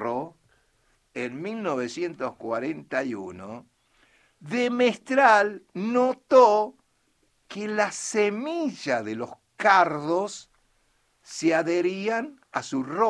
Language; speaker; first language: Spanish; native; Spanish